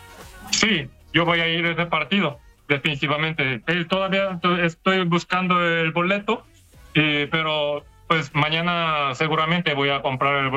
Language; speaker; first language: Spanish; non-native, learner; Korean